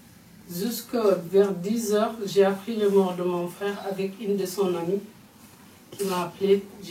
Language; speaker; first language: French; non-native, fluent; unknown